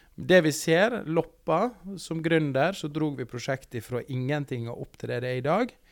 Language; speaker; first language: Norwegian; native; Norwegian